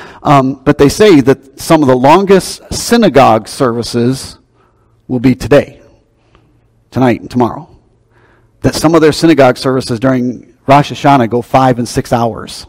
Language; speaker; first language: English; native; English